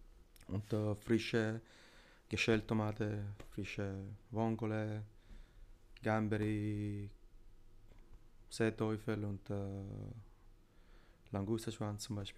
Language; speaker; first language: German; non-native, learner; Italian